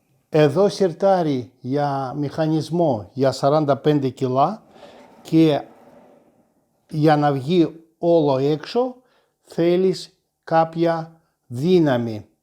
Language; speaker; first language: Greek; non-native, fluent; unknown